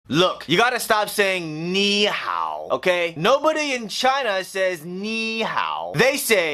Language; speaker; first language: English; early bilingual, other home language; Chinese